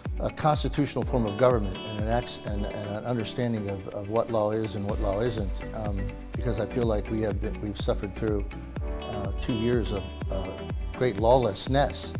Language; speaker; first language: English; native; English